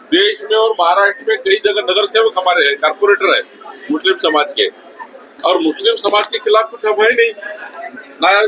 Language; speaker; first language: Hindi; non-native, local second language; Marathi